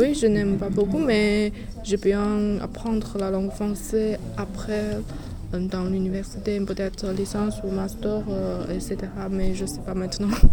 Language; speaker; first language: French; non-native, learner; Chinese